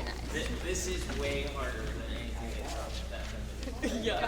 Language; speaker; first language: English; native; English